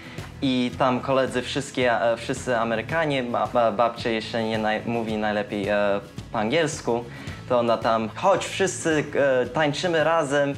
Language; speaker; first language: Polish; early bilingual, heritage; Polish